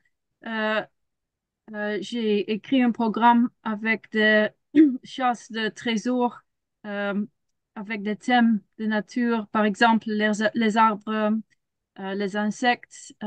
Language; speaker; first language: French; non-native, learner; Dutch